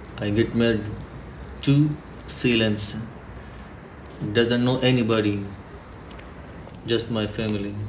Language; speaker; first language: English; non-native, learner; Pashto